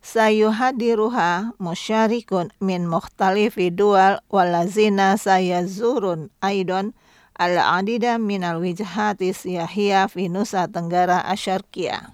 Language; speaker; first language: Arabic; non-native, fluent; Indonesian